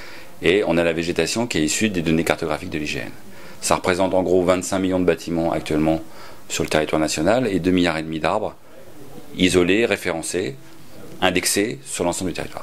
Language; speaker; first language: French; native; French